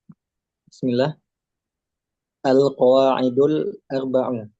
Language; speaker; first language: Arabic; non-native, learner; Indonesian